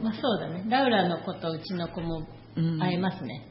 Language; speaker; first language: Japanese; native; Japanese